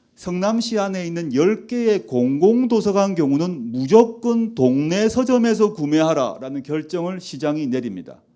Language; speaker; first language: Korean; native; Korean